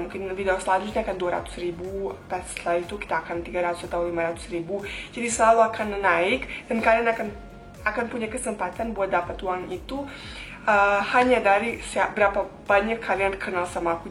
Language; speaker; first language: Indonesian; non-native, fluent; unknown